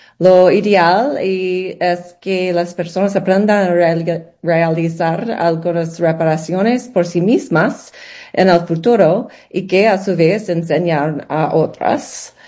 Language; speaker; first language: Spanish; non-native, learner; English